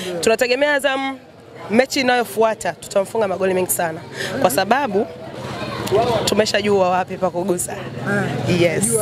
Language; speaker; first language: Swahili; native; Swahili